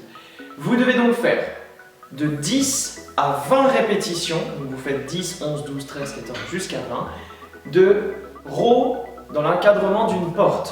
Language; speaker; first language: French; native; French